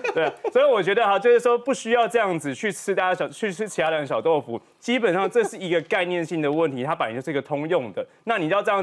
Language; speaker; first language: Chinese; native; Chinese